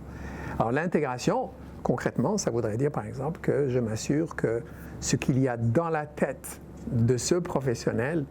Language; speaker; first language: French; native; French